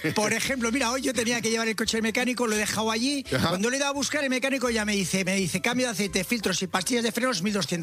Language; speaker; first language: Spanish; native; Spanish